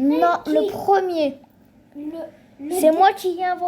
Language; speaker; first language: French; native; French